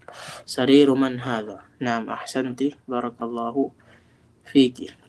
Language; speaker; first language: Arabic; non-native, fluent; Filipino